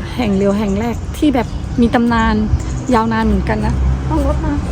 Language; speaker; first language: Thai; non-native, fluent; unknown